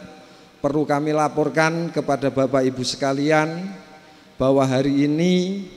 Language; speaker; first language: Indonesian; native; Indonesian